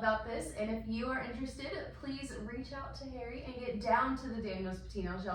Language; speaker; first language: English; native; English